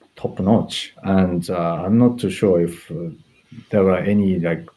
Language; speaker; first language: English; non-native, fluent; Japanese